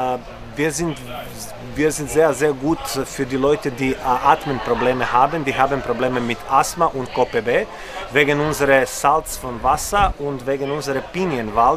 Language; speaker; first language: German; non-native, learner; Croatian